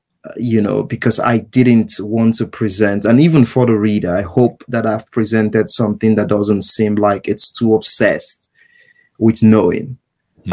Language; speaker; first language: English; non-native, local second language; Igbo